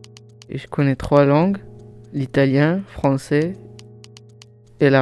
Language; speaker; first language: French; early bilingual, other home language; Italian